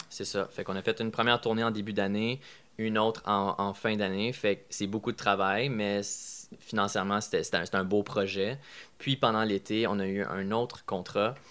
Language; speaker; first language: French; native; French